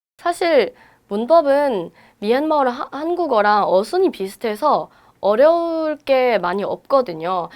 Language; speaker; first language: Korean; non-native, fluent; Burmese